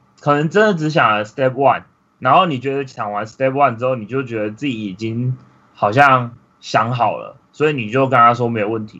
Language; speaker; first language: Chinese; native; Chinese